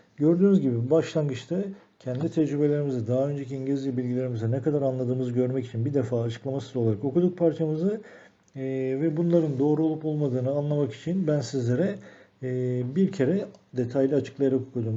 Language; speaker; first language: Turkish; native; Turkish